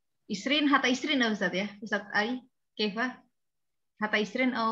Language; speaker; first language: Arabic; non-native, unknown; Indonesian